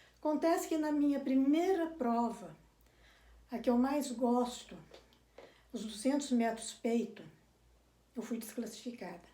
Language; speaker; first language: Portuguese; native; Portuguese